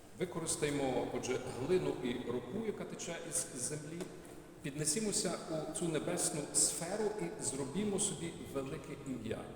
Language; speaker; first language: Ukrainian; native; Ukrainian